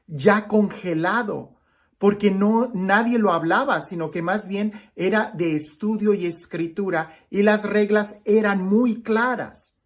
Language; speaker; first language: Spanish; native; Spanish